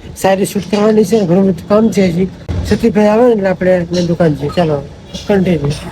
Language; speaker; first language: Gujarati; native; Gujarati